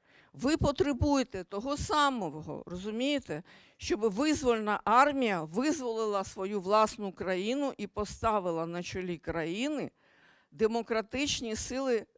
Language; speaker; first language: Ukrainian; native; Ukrainian